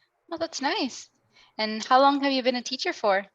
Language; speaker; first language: English; non-native, fluent; Spanish